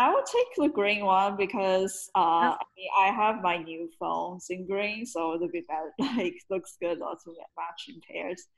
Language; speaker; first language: English; non-native, fluent; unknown